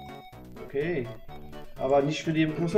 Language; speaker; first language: German; non-native, learner; French